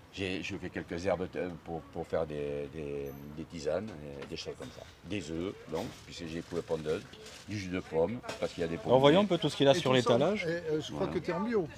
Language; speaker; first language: French; native; French